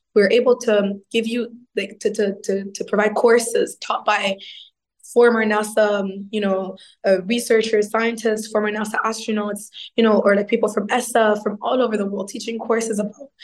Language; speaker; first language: English; non-native, fluent; Arabic